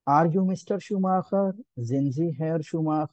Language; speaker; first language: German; non-native, learner; Hindi